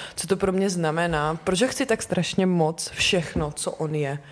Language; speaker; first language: Czech; native; Czech